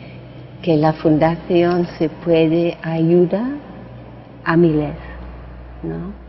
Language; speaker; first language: Spanish; non-native, fluent; English